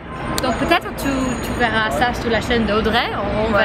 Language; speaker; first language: French; non-native, fluent; English